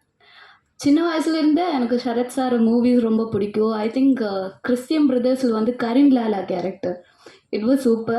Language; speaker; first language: Tamil; non-native, learner; Malayalam